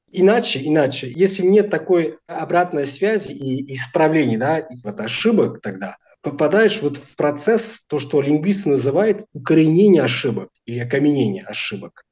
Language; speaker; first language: Russian; non-native, fluent; Portuguese